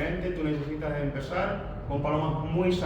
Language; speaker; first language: Spanish; native; Spanish